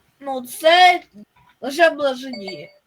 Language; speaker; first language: Ukrainian; non-native, local second language; Russian